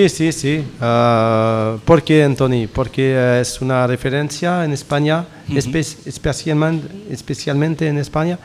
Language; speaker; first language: Spanish; non-native, learner; French